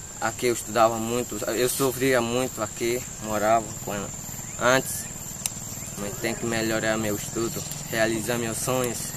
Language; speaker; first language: Portuguese; non-native, learner; Spanish